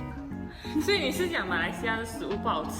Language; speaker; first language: Chinese; native; Chinese